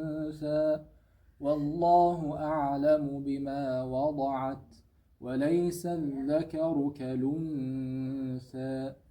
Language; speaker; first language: Arabic; native; Arabic